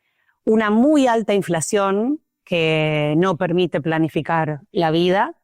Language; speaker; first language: Spanish; native; Spanish